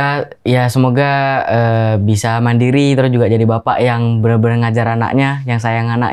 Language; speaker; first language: Indonesian; non-native, local second language; Javanese